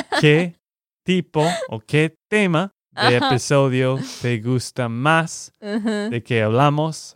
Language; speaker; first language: Spanish; non-native, fluent; English